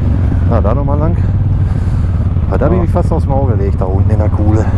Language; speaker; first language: German; native; German